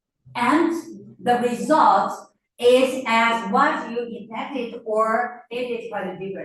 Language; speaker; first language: English; non-native, fluent; Chinese